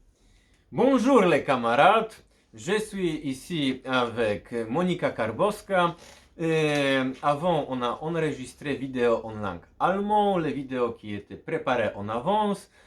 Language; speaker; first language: French; non-native, fluent; Polish